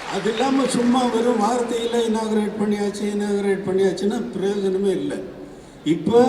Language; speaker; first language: Tamil; native; Tamil